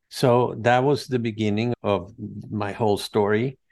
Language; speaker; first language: English; non-native, fluent; Spanish